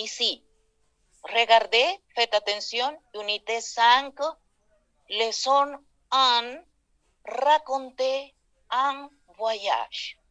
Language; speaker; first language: French; non-native, fluent; Spanish